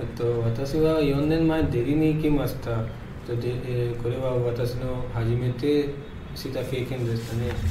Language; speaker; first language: Japanese; non-native, learner; Hindi